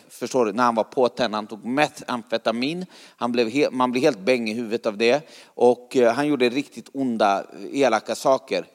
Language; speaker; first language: Swedish; native; Swedish